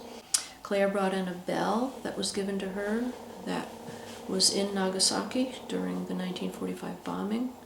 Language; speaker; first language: English; native; English